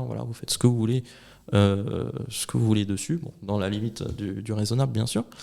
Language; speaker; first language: French; native; French